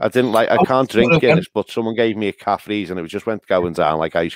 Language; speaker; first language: English; native; English